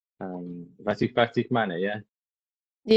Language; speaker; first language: German; non-native, learner; English